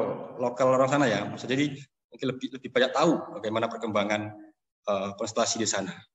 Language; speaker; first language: Indonesian; native; Indonesian